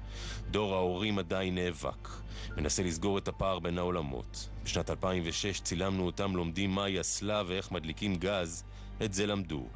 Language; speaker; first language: Hebrew; native; Hebrew